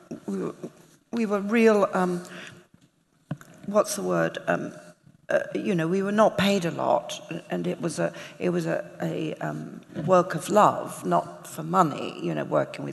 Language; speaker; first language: English; native; English